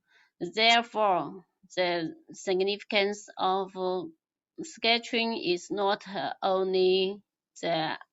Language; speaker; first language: English; non-native, learner; Chinese